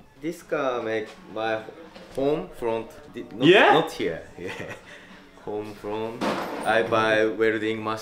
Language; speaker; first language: English; non-native, learner; Japanese